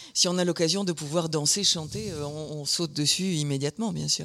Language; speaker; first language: French; early bilingual, other home language; German